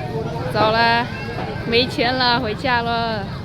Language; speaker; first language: Chinese; non-native, fluent; Vietnamese